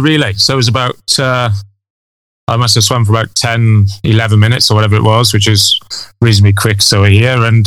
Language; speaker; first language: English; native; English